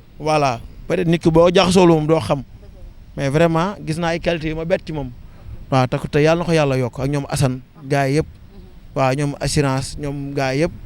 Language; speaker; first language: Wolof; non-native, local second language; Serer